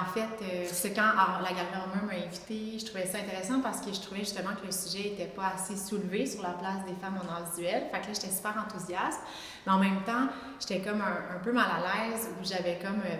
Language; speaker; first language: French; native; French